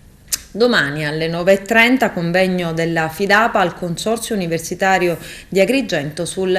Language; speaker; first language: Italian; native; Italian